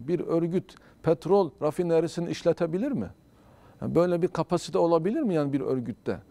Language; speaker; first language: Turkish; native; Turkish